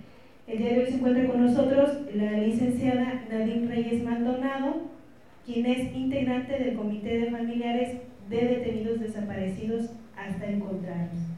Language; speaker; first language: Spanish; native; Spanish